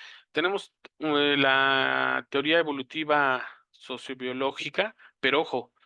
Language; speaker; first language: Spanish; native; Spanish